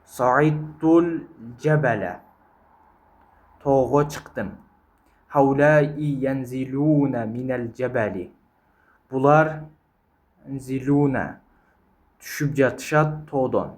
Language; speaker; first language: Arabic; non-native, fluent; Kyrgyz